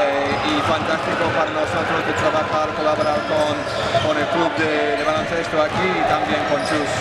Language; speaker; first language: Spanish; non-native, fluent; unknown